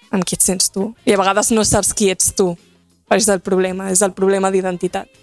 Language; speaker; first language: Catalan; early bilingual, other home language; Arabic